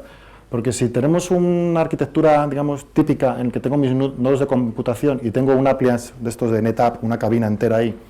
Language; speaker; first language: Spanish; native; Spanish